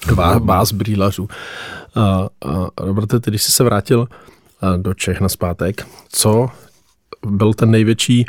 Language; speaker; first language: Czech; native; Czech